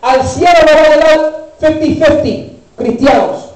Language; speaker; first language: Spanish; early bilingual, heritage; Spanish